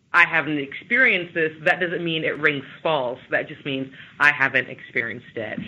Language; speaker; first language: English; native; English